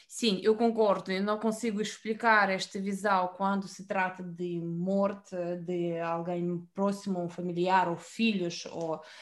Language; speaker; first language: Portuguese; non-native, fluent; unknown